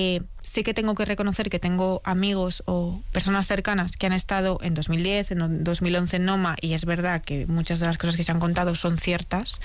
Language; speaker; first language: Spanish; native; Spanish